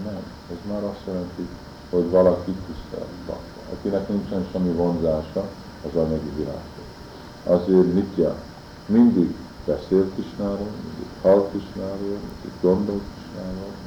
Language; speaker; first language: Hungarian; early bilingual, heritage; Hungarian